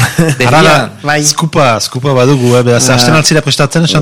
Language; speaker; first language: Basque; native; Basque